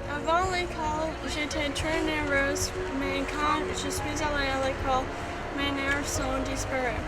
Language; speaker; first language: French; non-native, learner; English